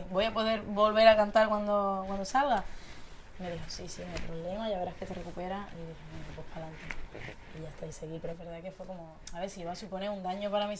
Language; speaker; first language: Spanish; native; Spanish